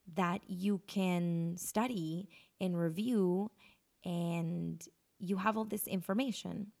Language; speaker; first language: English; non-native, fluent; Spanish